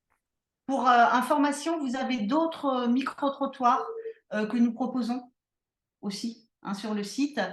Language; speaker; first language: French; native; French